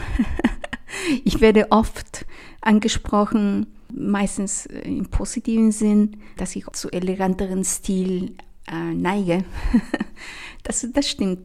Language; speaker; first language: German; non-native, fluent; Spanish